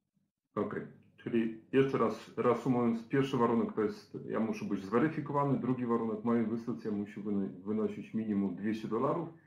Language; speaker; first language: Polish; native; Polish